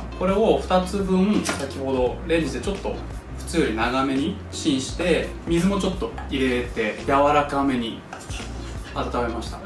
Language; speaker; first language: Japanese; native; Japanese